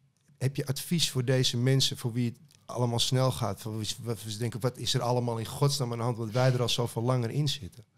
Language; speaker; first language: Dutch; native; Dutch